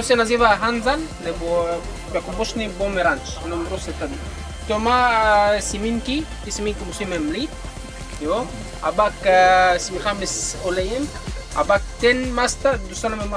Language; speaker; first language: Czech; non-native, fluent; Arabic